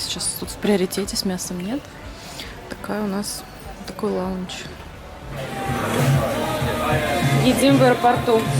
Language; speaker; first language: Russian; native; Russian